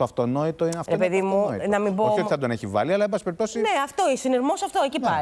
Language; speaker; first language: Greek; native; Greek